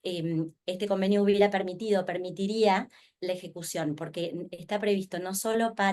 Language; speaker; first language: Spanish; native; Spanish